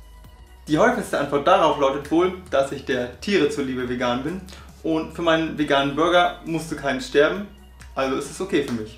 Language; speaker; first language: German; native; German